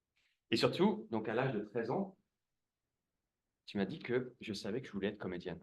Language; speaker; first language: French; native; French